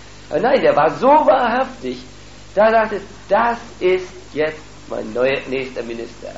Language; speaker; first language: German; native; German